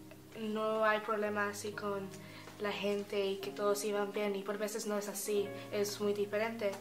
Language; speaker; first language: Spanish; early bilingual, heritage; Spanish